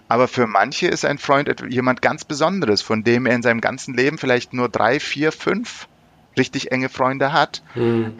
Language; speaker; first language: German; early bilingual, other home language; Turkish